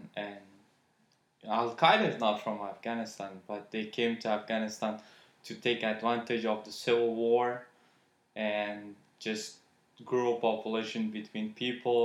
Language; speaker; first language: English; non-native, fluent; Persian